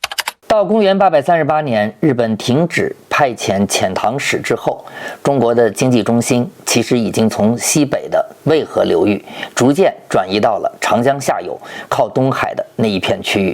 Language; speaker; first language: Chinese; native; Chinese